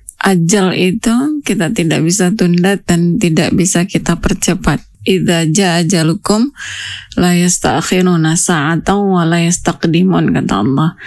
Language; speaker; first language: Indonesian; native; Indonesian